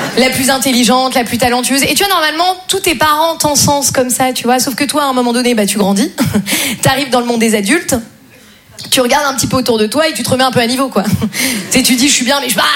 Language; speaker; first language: French; native; French